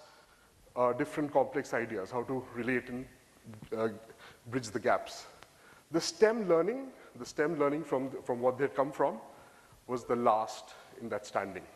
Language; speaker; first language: English; non-native, local second language; Bangla